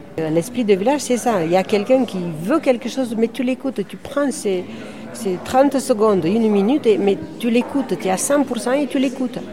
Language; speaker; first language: French; non-native, fluent; Romanian